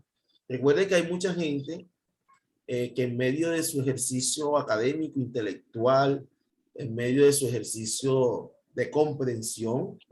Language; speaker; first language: Spanish; native; Spanish